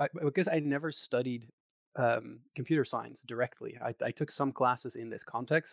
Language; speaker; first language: English; non-native, fluent; Dutch